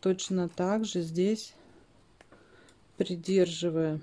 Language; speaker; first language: Russian; native; Russian